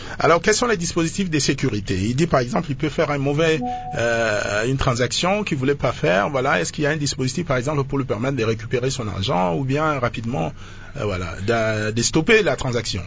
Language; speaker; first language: French; non-native, local second language; Lingala